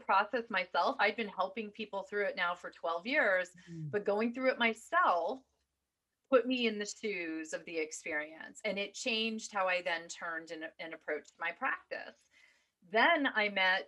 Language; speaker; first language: English; native; English